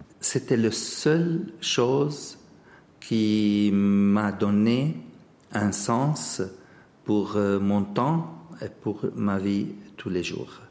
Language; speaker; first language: French; non-native, fluent; Arabic